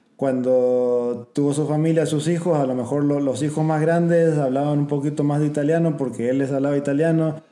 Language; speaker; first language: Spanish; native; Spanish